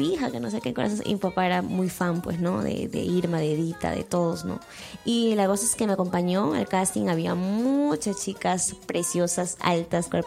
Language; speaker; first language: Spanish; native; Spanish